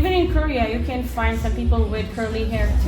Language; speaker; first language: English; non-native, fluent; Arabic